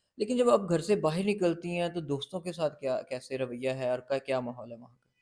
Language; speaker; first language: Urdu; native; Urdu